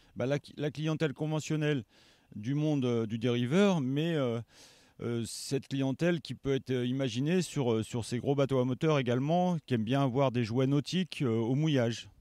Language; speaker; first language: French; native; French